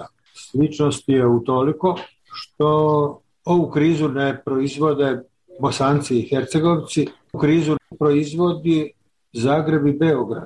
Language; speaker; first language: Serbian; native; Serbian